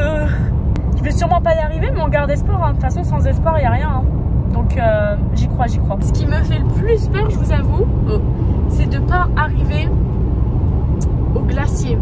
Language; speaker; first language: French; native; French